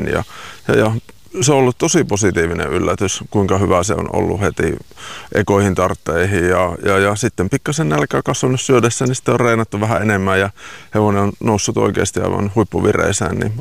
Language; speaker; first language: Finnish; native; Finnish